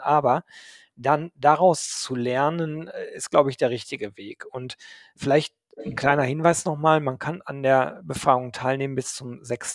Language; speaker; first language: German; native; German